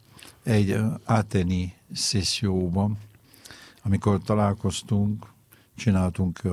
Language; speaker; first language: Hungarian; non-native, fluent; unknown